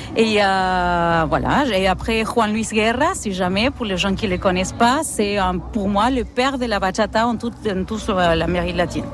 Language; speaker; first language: French; non-native, fluent; Spanish